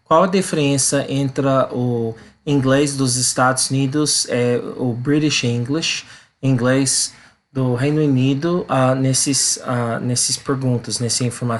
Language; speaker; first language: Portuguese; non-native, learner; English